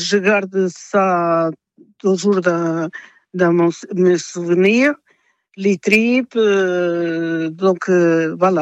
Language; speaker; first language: French; non-native, fluent; Portuguese